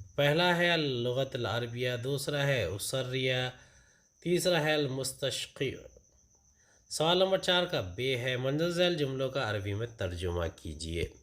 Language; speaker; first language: Urdu; native; Urdu